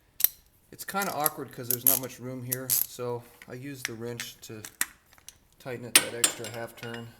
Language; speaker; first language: English; native; English